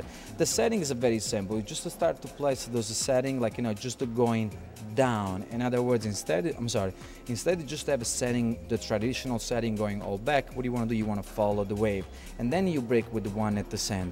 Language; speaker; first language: English; non-native, fluent; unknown